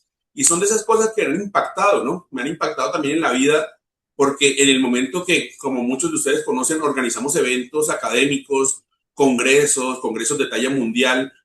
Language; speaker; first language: Spanish; native; Spanish